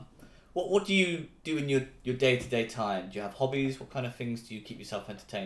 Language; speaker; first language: English; native; English